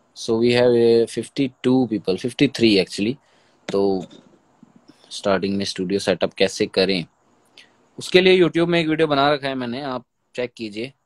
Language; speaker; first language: Hindi; native; Hindi